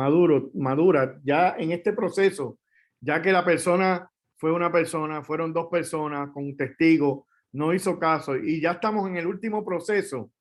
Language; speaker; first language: Spanish; native; Spanish